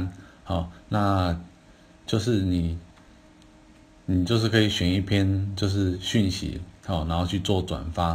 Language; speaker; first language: Chinese; native; Chinese